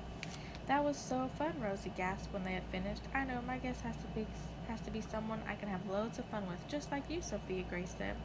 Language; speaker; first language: English; native; English